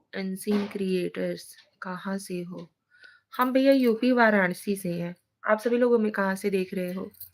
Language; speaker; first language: Hindi; native; Hindi